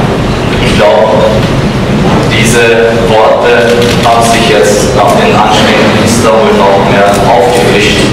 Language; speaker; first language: German; non-native, fluent; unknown